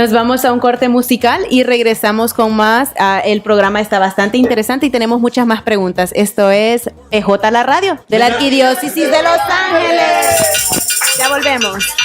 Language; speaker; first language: Spanish; native; Spanish